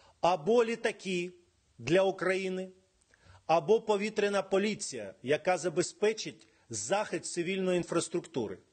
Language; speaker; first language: Ukrainian; non-native, local second language; Russian